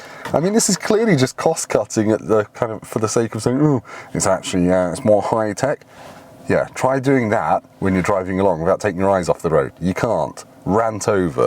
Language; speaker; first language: English; native; English